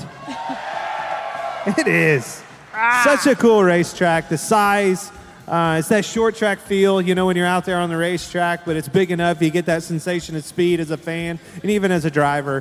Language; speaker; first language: English; native; English